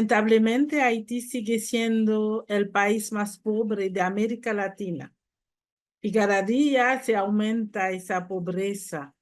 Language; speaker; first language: Spanish; non-native, fluent; Haitian Creole